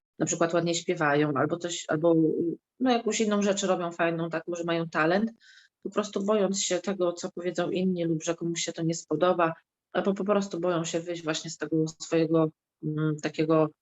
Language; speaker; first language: Polish; native; Polish